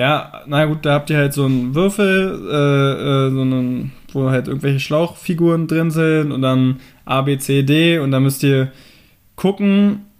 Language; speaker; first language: German; native; German